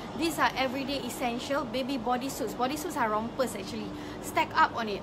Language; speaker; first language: English; non-native, local second language; Malay